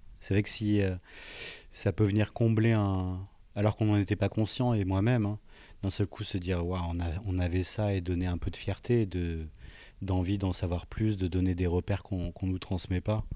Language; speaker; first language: French; native; French